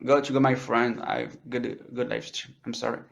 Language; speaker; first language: English; non-native, learner; French